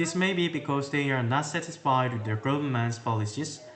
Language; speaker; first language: English; non-native, learner; Korean